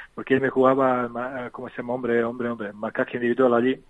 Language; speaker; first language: Spanish; non-native, fluent; Serbian